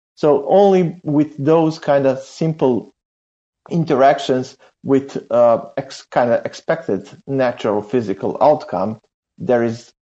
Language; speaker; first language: English; non-native, fluent; Serbian